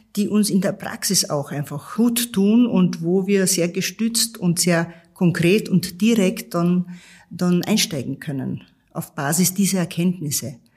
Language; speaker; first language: German; native; German